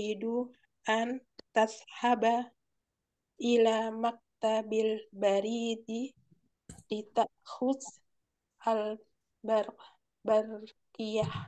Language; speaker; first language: Arabic; non-native, learner; Indonesian